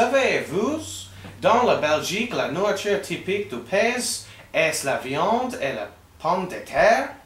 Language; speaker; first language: French; non-native, learner; English